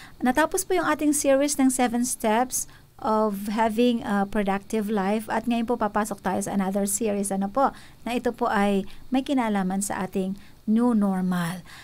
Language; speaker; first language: Filipino; native; Filipino